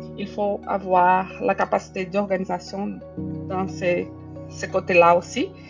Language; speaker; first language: French; non-native, fluent; Portuguese